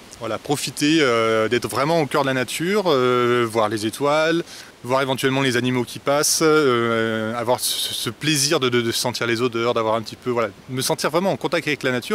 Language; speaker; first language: French; native; French